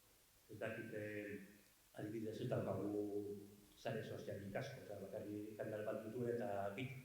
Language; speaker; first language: Basque; non-native, local second language; Spanish